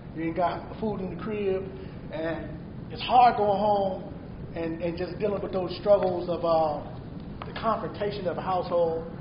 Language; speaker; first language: English; native; English